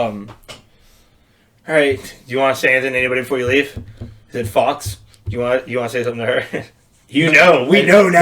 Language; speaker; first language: English; native; English